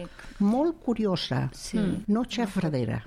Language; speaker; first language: Catalan; non-native, local second language; Spanish